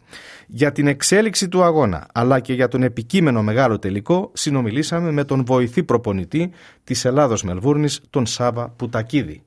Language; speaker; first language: Greek; native; Greek